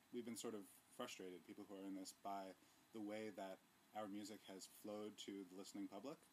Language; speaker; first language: English; native; English